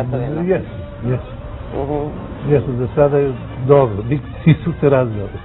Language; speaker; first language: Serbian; non-native, local second language; Romany